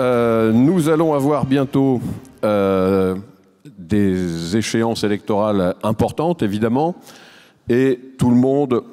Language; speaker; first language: French; native; French